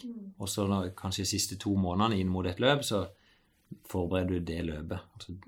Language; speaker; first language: Norwegian; native; Norwegian